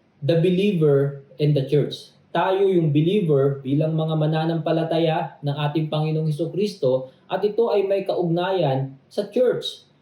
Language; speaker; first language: Filipino; native; Filipino